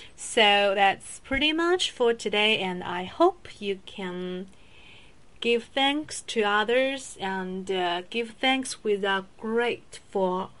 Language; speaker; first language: English; non-native, fluent; Chinese